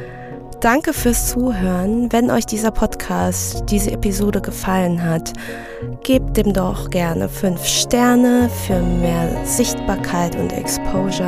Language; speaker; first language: German; early bilingual, other home language; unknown